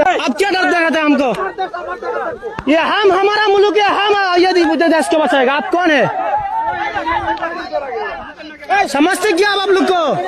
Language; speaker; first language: Hindi; non-native, learner; Bangla